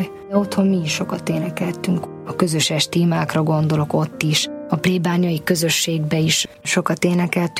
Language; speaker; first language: Hungarian; native; Hungarian